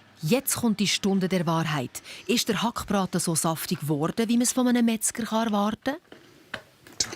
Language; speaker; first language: German; native; German